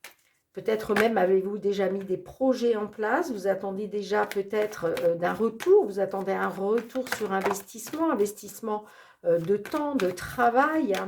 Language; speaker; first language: French; native; French